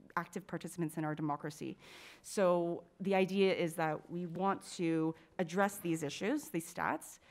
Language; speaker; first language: English; native; English